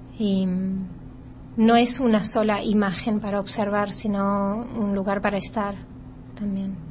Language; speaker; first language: Spanish; early bilingual, heritage; Spanish